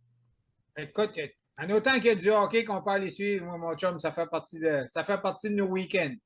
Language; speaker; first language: French; native; French